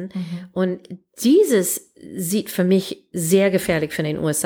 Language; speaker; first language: German; non-native, fluent; English